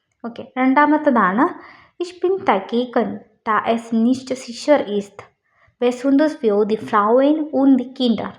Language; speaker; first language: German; non-native, learner; Malayalam